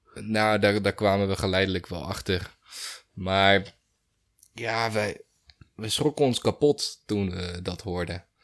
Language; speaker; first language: Dutch; native; Dutch